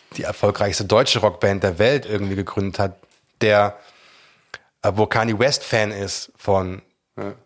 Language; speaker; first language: German; native; German